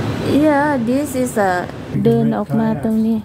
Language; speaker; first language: English; non-native, learner; Thai